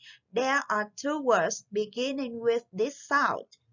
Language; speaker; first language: English; non-native, fluent; Vietnamese